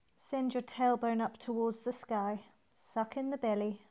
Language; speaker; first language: English; native; English